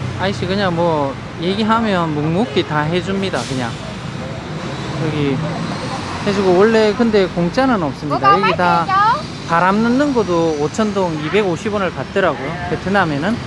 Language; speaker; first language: Korean; native; Korean